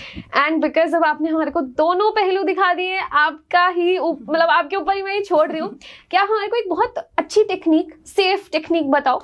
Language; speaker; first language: Hindi; native; Hindi